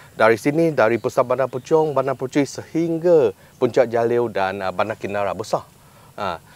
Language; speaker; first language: Malay; non-native, local second language; Chinese